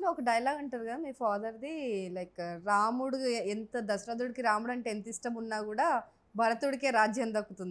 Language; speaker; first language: Telugu; native; Telugu